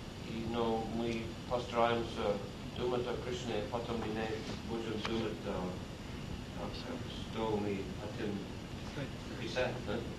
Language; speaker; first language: Russian; non-native, learner; English